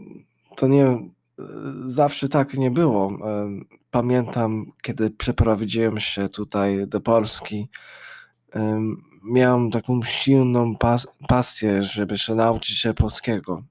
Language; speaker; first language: Polish; early bilingual, heritage; English